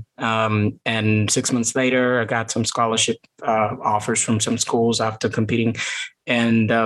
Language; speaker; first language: English; non-native, local second language; Kalenjin